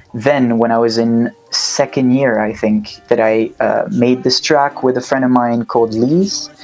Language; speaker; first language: English; non-native, fluent; French